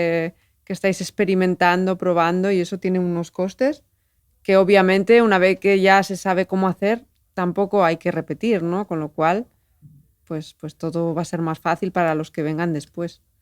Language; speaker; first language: Spanish; native; Spanish